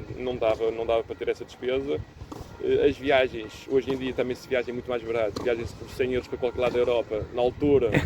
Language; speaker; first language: Portuguese; early bilingual, heritage; Portuguese